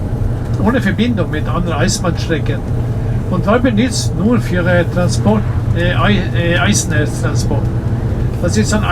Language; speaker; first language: German; non-native, learner; Norwegian